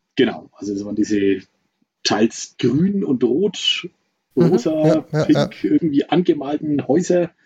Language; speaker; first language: German; native; German